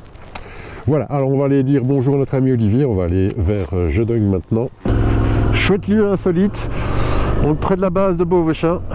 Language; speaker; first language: French; native; French